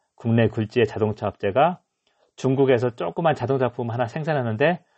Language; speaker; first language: Korean; native; Korean